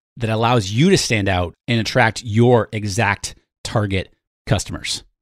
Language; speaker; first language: English; native; English